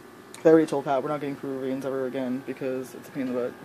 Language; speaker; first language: English; native; English